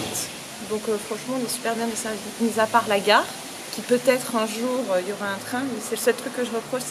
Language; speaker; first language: French; native; French